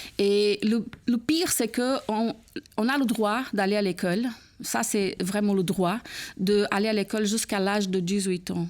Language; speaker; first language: French; non-native, fluent; Portuguese